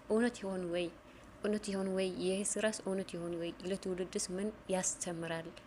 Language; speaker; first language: Amharic; non-native, local second language; Tigrinya